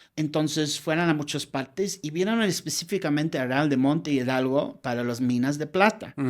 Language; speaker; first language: Spanish; non-native, fluent; English